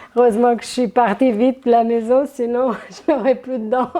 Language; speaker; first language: French; non-native, fluent; Portuguese